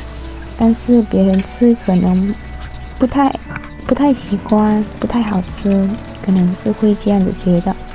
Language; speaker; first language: Chinese; non-native, learner; Vietnamese